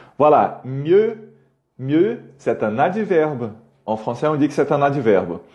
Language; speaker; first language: French; non-native, fluent; Portuguese